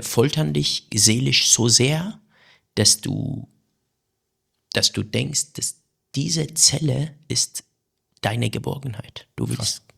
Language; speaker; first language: German; early bilingual, other home language; Persian